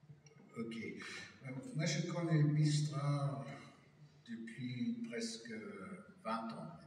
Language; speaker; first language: French; non-native, fluent; German